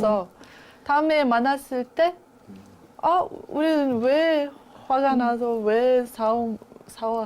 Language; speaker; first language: Korean; non-native, learner; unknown